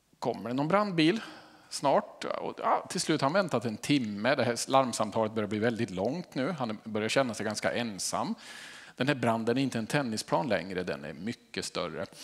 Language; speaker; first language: Swedish; native; Swedish